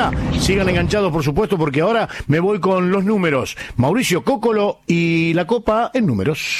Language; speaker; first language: Spanish; native; Spanish